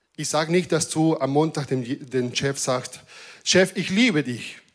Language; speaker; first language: German; non-native, fluent; Spanish